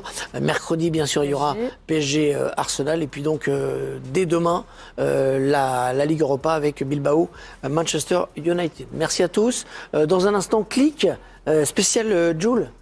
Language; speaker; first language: French; native; French